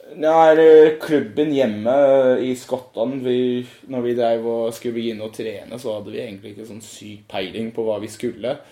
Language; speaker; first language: Norwegian; non-native, fluent; English